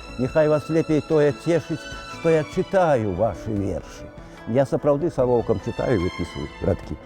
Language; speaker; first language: Belarusian; native; Belarusian